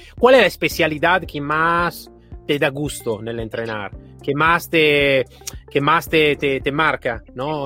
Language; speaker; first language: Spanish; non-native, fluent; Italian